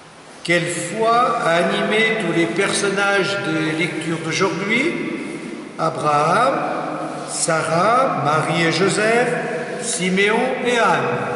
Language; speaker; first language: French; native; French